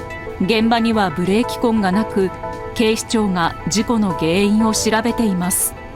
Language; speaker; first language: Japanese; native; Japanese